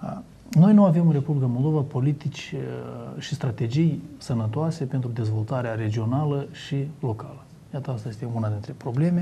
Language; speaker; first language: Romanian; native; Romanian